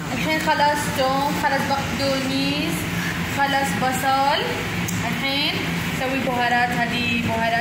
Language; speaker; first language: Arabic; non-native, learner; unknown